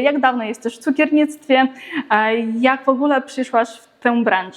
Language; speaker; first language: Polish; native; Polish